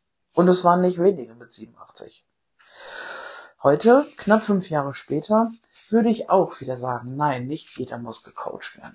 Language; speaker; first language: German; native; German